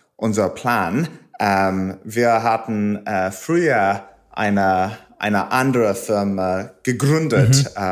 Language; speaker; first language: German; non-native, learner; English